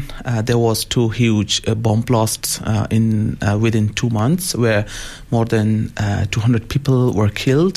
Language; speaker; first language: English; non-native, local second language; Hazaragi